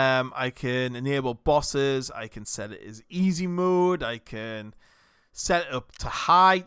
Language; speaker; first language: English; native; English